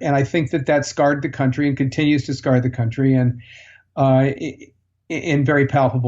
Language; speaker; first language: English; native; English